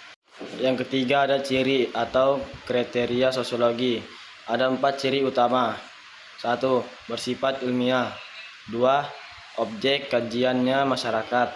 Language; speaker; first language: Indonesian; native; Indonesian